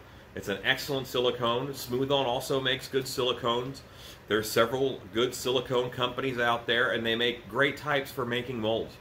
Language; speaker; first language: English; native; English